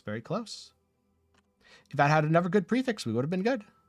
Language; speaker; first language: English; native; English